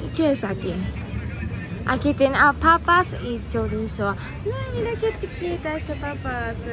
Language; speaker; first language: Spanish; non-native, learner; Japanese